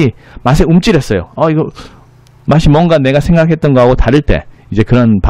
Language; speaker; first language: Korean; native; Korean